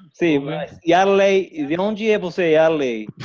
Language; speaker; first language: Portuguese; non-native, fluent; Spanish